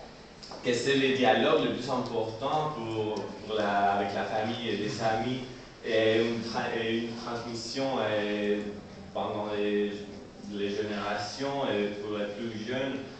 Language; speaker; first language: French; non-native, learner; Spanish